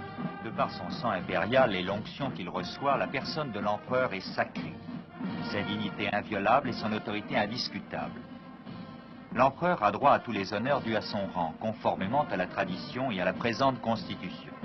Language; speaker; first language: French; native; French